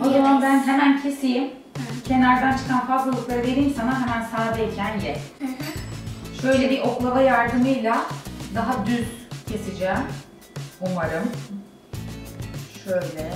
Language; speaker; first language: Turkish; native; Turkish